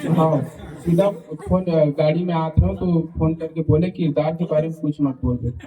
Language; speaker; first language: Hindi; native; Hindi